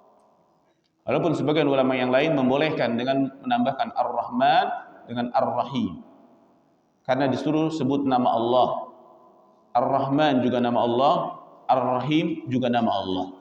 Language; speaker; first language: Indonesian; native; Indonesian